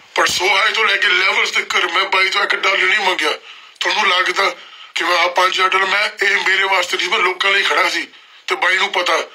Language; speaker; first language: Punjabi; early bilingual, heritage; Punjabi